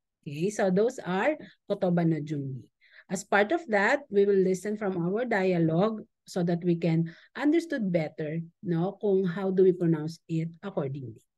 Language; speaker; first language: English; non-native, local second language; Filipino